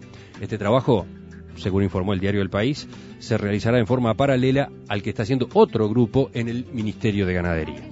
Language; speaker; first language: Spanish; native; Spanish